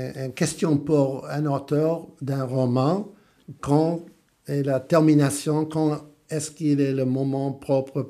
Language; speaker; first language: French; non-native, fluent; English